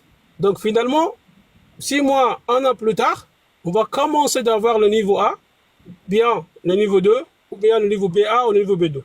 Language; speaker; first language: French; non-native, fluent; Arabic